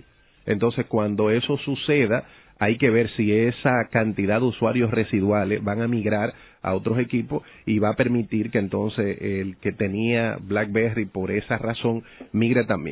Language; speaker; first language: Spanish; native; Spanish